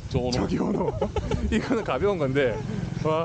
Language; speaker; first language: Korean; native; Korean